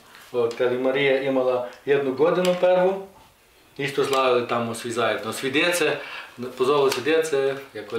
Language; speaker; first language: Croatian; non-native, learner; Ukrainian